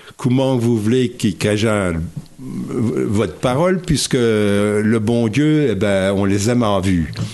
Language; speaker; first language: French; native; French